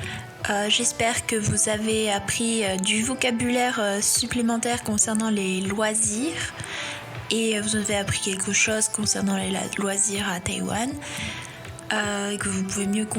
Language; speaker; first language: French; non-native, fluent; Chinese